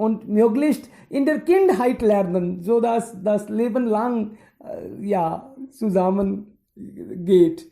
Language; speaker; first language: German; non-native, fluent; Hindi